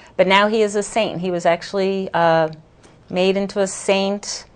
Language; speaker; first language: English; native; English